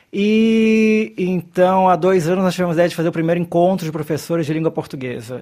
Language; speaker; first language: Portuguese; native; Portuguese